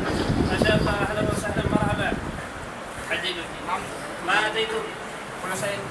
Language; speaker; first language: Arabic; non-native, learner; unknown